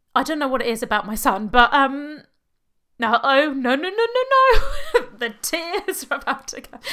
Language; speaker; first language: English; native; English